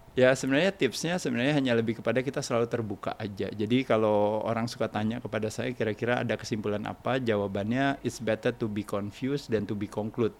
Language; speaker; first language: Indonesian; native; Indonesian